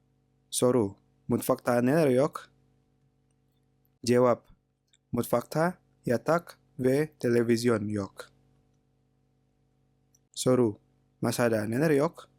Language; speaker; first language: Turkish; non-native, fluent; Indonesian